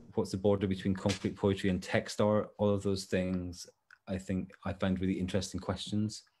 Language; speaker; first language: English; native; English